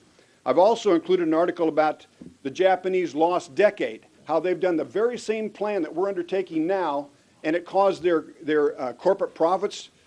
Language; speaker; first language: English; native; English